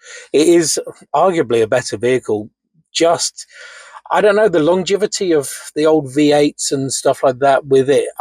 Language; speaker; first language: English; native; English